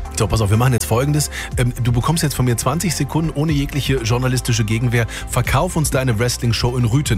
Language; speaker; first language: German; native; German